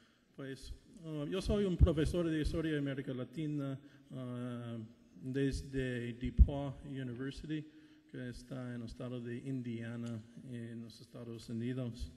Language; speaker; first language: Spanish; non-native, fluent; English